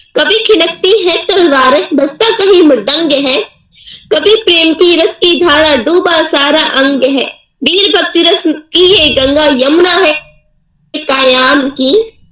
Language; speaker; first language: Hindi; native; Hindi